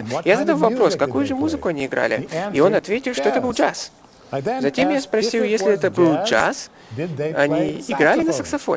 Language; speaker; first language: Russian; native; Russian